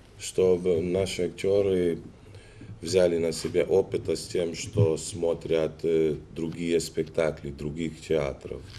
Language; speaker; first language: Russian; non-native, fluent; Hungarian